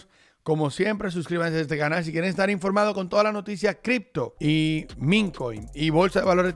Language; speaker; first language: Spanish; native; Spanish